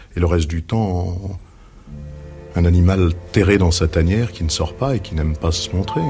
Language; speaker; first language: French; native; French